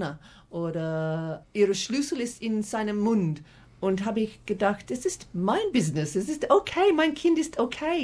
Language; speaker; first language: German; non-native, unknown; English